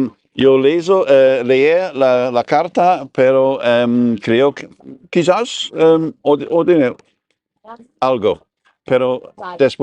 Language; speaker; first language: Spanish; non-native, learner; English